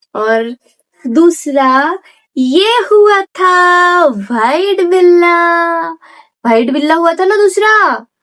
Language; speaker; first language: Hindi; non-native, local second language; Marathi